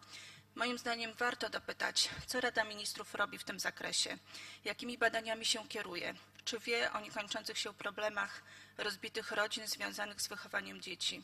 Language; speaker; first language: Polish; native; Polish